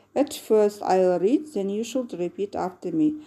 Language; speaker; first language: English; non-native, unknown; Kazakh